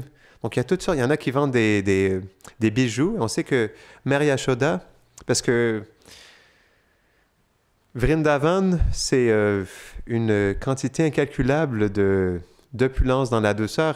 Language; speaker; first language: French; native; French